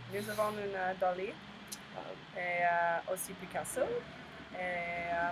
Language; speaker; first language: French; non-native, learner; English